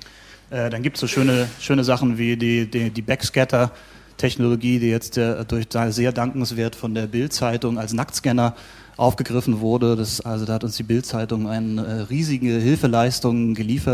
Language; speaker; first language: German; native; German